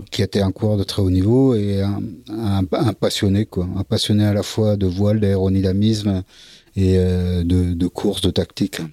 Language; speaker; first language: French; native; French